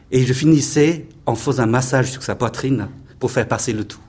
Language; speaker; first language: French; non-native, fluent; Chinese